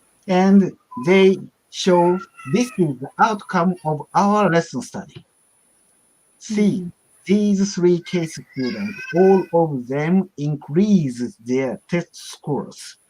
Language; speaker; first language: English; non-native, learner; Japanese